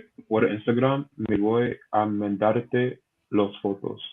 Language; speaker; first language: Spanish; non-native, learner; English